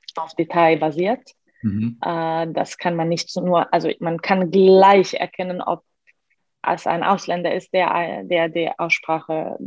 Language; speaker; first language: German; non-native, fluent; Arabic